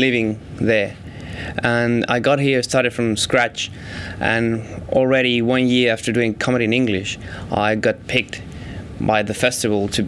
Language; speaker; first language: English; non-native, fluent; Spanish